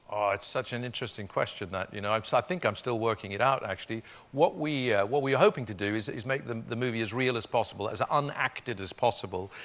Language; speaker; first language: English; native; English